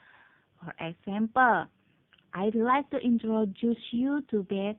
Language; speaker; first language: English; non-native, fluent; Indonesian